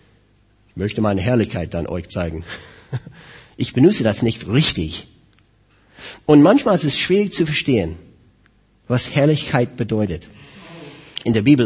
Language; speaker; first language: German; non-native, fluent; English